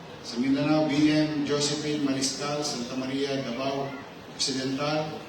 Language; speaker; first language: Filipino; native; Filipino